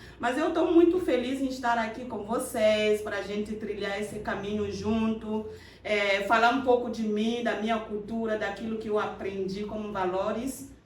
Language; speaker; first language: Portuguese; non-native, fluent; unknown